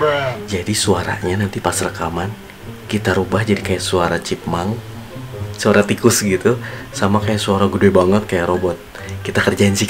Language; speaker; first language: Indonesian; native; Indonesian